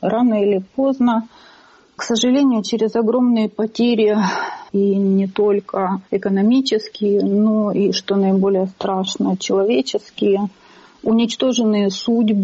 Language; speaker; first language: Russian; native; Russian